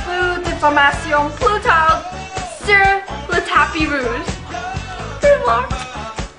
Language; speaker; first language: French; non-native, learner; English